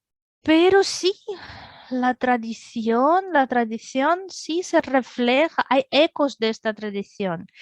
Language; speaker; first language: Spanish; non-native, fluent; Russian